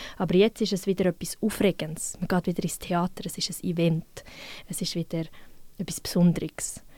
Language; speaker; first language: German; native; German